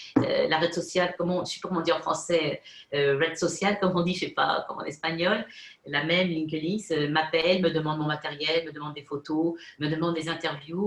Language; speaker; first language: French; non-native, fluent; Spanish